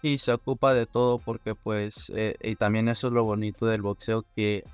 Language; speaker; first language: Spanish; early bilingual, heritage; Spanish